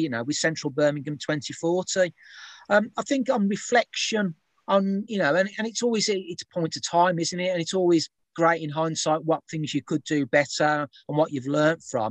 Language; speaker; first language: English; native; English